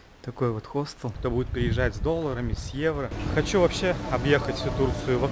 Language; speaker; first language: Russian; native; Russian